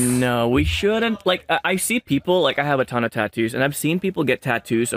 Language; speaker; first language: English; non-native, local second language; Filipino